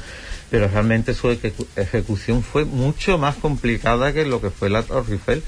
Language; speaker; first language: Spanish; native; Spanish